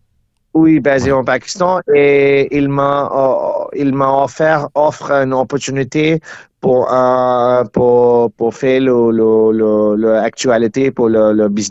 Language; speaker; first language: French; non-native, learner; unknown